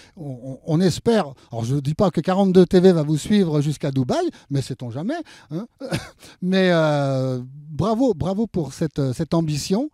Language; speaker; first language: French; native; French